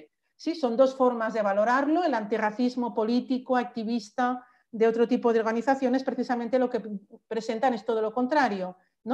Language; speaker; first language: Spanish; native; Spanish